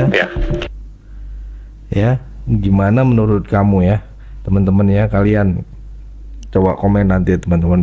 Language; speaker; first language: Indonesian; native; Indonesian